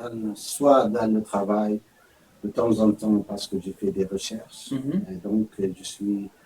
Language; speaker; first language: French; non-native, fluent; Arabic